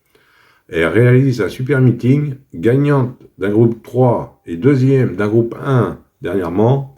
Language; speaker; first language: French; native; French